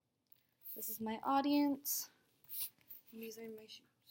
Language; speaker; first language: English; native; English